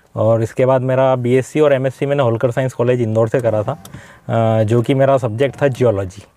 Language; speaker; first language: Hindi; native; Hindi